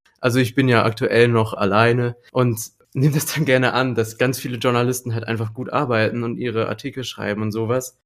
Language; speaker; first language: German; native; German